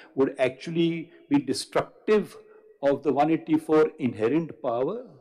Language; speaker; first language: English; non-native, local second language; Urdu